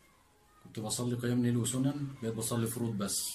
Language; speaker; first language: Arabic; native; Arabic